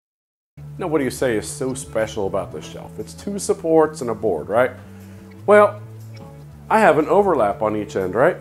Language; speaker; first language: English; native; English